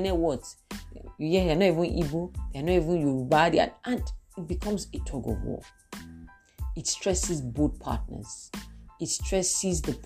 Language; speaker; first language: English; non-native, local second language; Yoruba